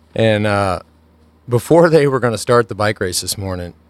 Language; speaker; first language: English; native; English